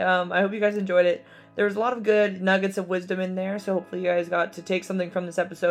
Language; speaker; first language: English; native; English